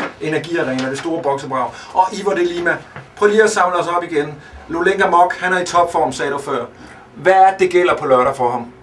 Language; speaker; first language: Danish; native; Danish